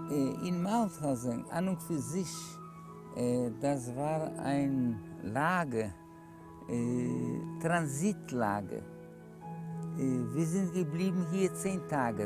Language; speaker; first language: German; non-native, learner; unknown